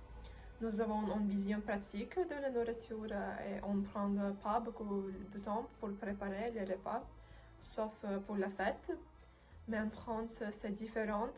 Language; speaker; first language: French; non-native, learner; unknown